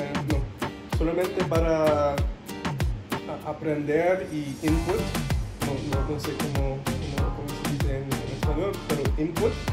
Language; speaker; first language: Spanish; non-native, learner; English